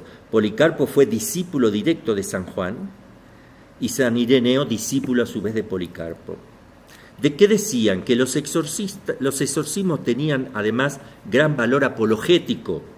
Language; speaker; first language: Spanish; native; Spanish